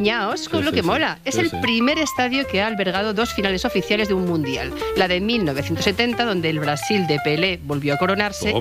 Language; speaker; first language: Spanish; native; Spanish